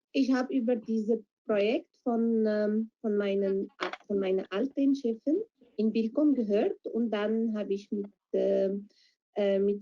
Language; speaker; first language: German; non-native, fluent; Arabic